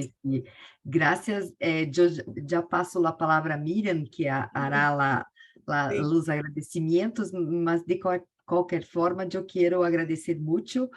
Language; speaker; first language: Spanish; non-native, learner; Portuguese